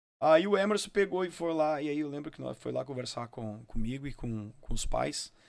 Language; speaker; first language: Portuguese; native; Portuguese